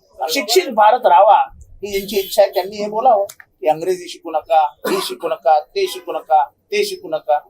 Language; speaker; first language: Marathi; native; Marathi